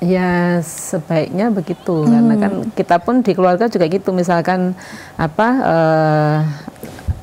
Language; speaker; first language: Indonesian; native; Indonesian